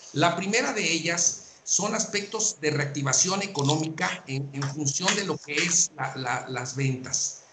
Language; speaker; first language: Spanish; native; Spanish